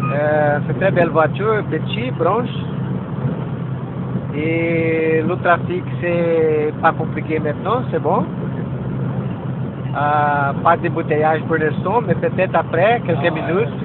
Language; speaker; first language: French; non-native, learner; Portuguese